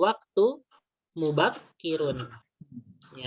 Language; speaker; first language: Arabic; non-native, fluent; Indonesian